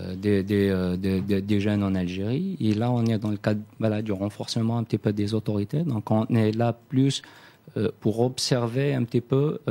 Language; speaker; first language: French; non-native, local second language; Kabyle